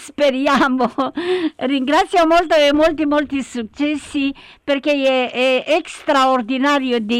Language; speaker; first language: Italian; non-native, learner; Romanian